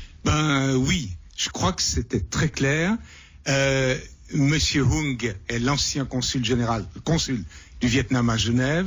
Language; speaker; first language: French; native; French